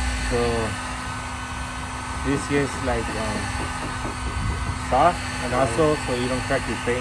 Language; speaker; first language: English; early bilingual, other home language; Spanish